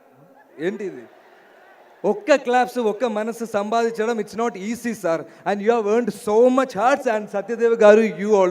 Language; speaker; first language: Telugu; non-native, learner; Malayalam